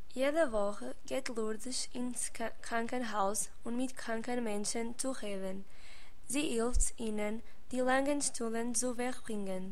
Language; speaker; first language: German; non-native, learner; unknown